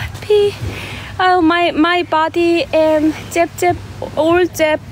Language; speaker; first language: English; non-native, learner; Thai